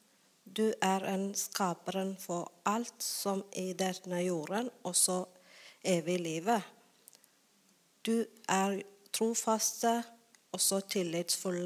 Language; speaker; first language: Norwegian; non-native, learner; Tamil